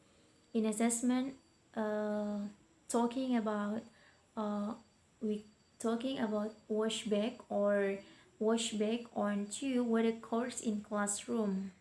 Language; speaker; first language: English; non-native, learner; Indonesian